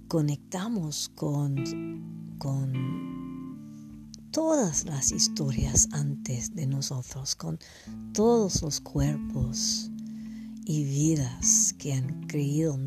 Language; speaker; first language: Spanish; non-native, fluent; English